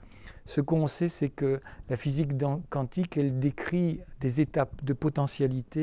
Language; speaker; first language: French; native; French